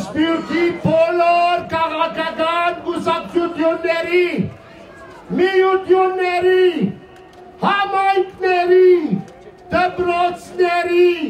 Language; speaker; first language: Armenian; early bilingual, heritage; Armenian